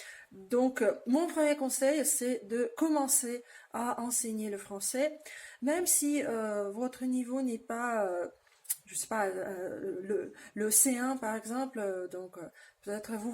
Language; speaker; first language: French; non-native, fluent; Russian